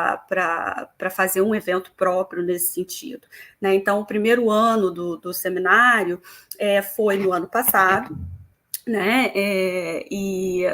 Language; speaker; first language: Portuguese; native; Portuguese